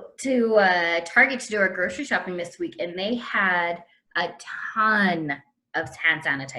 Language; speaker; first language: English; native; English